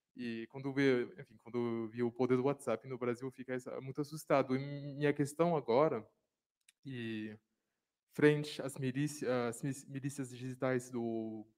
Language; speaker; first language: Portuguese; non-native, fluent; French